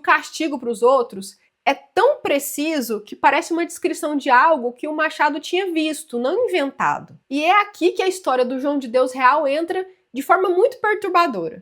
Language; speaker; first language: Portuguese; native; Portuguese